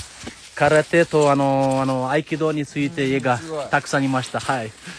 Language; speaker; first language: Japanese; non-native, learner; Kyrgyz